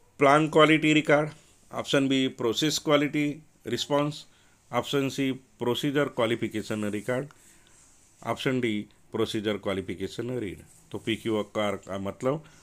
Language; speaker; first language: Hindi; non-native, local second language; Marathi